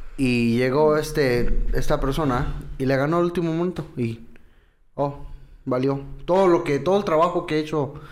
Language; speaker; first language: Spanish; early bilingual, heritage; English